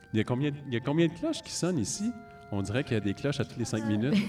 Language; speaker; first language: French; native; French